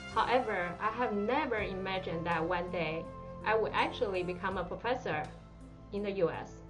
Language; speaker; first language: English; non-native, fluent; Chinese